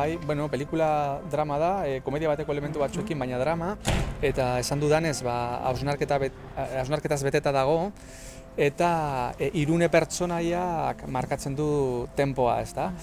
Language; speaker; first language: Basque; non-native, local second language; Spanish